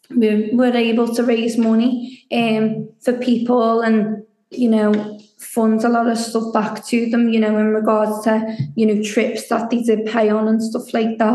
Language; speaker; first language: English; native; English